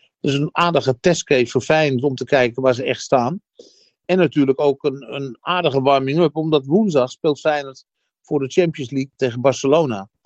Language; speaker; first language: Dutch; native; Dutch